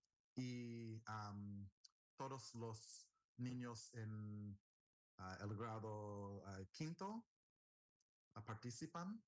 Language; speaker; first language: Spanish; non-native, learner; English